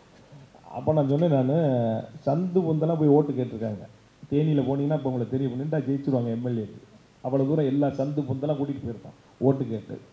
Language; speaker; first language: Tamil; native; Tamil